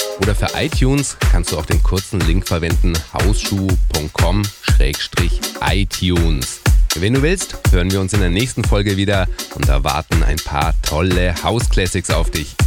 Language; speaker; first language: German; native; German